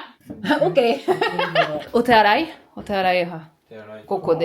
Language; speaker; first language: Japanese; non-native, learner; French